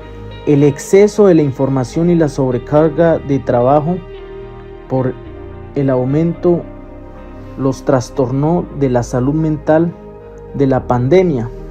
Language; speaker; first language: Spanish; native; Spanish